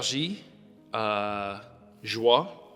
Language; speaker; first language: French; non-native, local second language; English